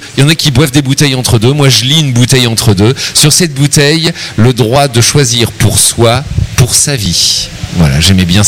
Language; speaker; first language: French; native; French